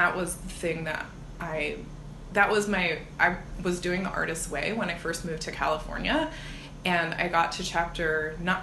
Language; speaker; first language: English; native; English